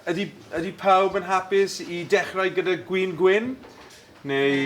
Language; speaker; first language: Welsh; non-native, learner; English